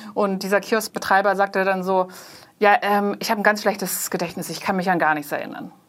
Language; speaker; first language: German; non-native, fluent; Chinese